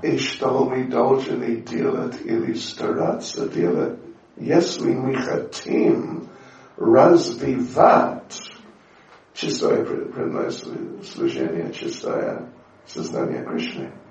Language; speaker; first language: Russian; non-native, learner; English